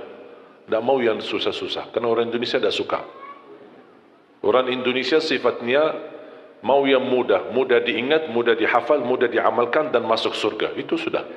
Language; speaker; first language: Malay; non-native, fluent; Arabic